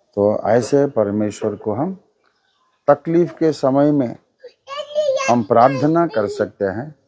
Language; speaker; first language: Hindi; non-native, local second language; Telugu